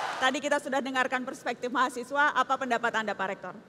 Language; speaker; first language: Indonesian; native; Indonesian